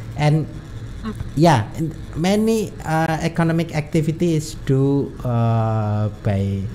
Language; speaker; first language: English; non-native, learner; Indonesian